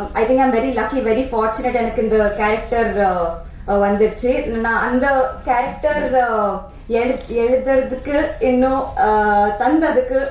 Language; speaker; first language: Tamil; non-native, learner; Telugu